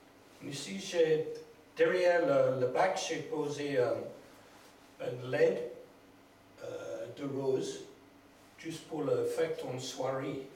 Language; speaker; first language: French; non-native, learner; English